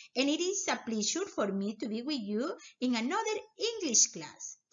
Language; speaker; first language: English; non-native, fluent; Spanish